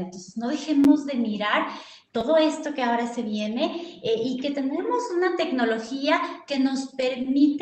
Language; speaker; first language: Spanish; native; Spanish